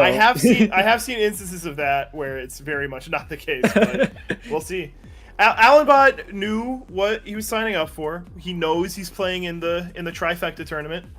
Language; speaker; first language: English; native; English